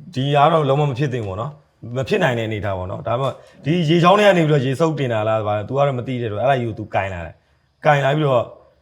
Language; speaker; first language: Burmese; native; Burmese